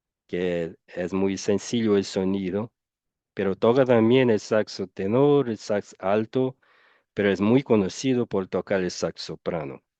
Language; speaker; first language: Spanish; non-native, fluent; Portuguese